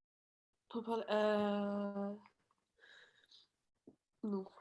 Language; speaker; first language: French; non-native, fluent; English